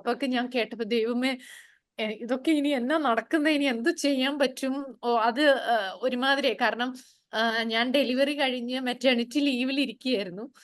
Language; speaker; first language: Malayalam; native; Malayalam